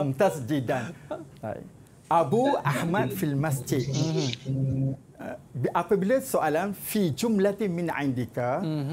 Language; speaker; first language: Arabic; non-native, fluent; Malay